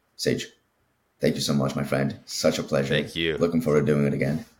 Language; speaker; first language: English; early bilingual, other home language; Spanish